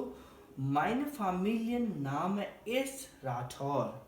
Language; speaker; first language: German; non-native, fluent; Hindi